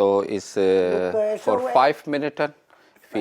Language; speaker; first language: Dutch; non-native, learner; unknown